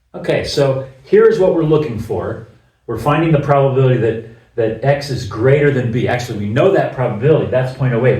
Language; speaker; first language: English; native; English